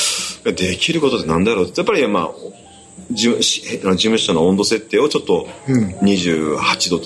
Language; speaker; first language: Japanese; native; Japanese